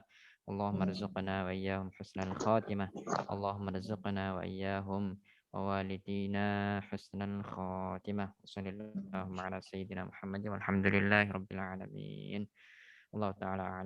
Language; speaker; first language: Arabic; non-native, fluent; Indonesian